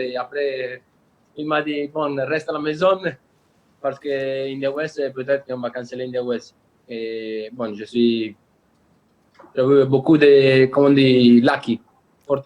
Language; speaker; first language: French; non-native, learner; Italian